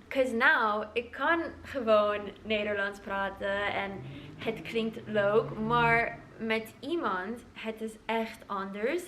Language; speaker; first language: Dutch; non-native, learner; English